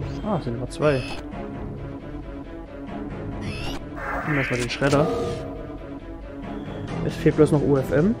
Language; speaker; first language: German; native; German